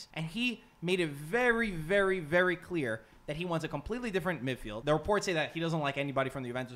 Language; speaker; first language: English; native; English